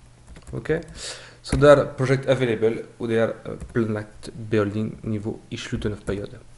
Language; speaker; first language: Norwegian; non-native, fluent; French